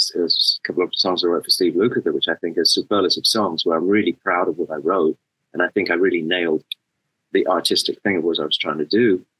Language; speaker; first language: English; native; English